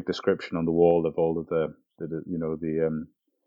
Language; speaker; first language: English; native; English